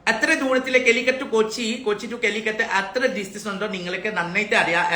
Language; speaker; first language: Malayalam; non-native, local second language; Hindi